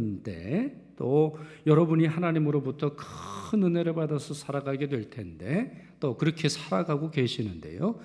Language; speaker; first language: Korean; native; Korean